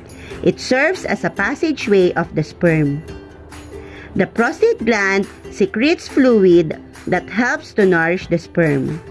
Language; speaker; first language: English; non-native, local second language; Filipino